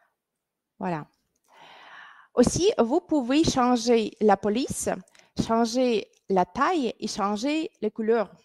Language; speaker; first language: French; non-native, fluent; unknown